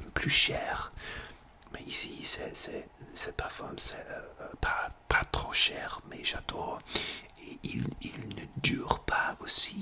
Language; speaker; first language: French; non-native, learner; English